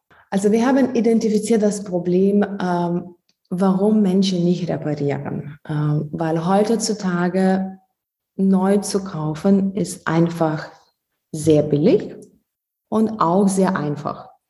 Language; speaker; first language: German; non-native, fluent; Lithuanian